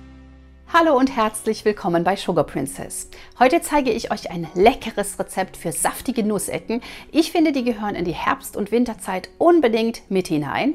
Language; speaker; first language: German; native; German